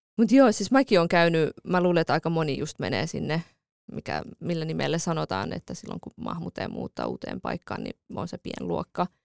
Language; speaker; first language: Finnish; early bilingual, other home language; Kurdish